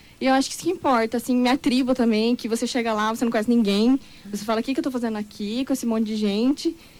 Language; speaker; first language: Portuguese; native; Portuguese